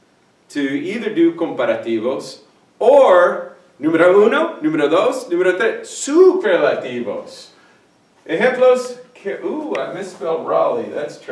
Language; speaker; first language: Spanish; non-native, fluent; English